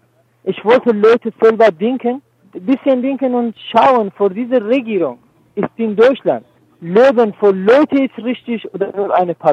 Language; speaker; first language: German; non-native, learner; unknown